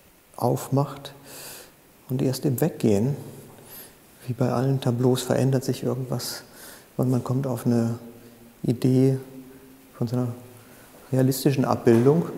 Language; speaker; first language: German; native; German